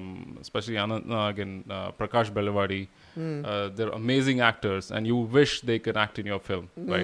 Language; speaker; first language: English; non-native, local second language; Kannada